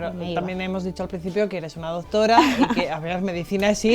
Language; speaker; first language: Spanish; native; Spanish